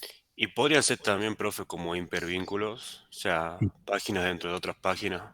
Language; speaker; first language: Spanish; native; Spanish